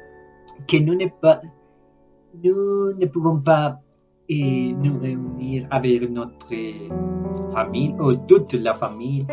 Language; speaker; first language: French; non-native, learner; Spanish